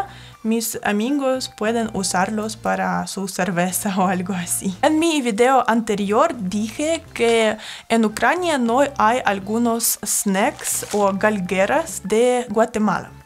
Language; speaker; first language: Spanish; non-native, fluent; Russian